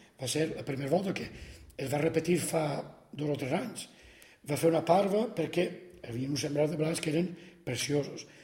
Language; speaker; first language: Catalan; native; Catalan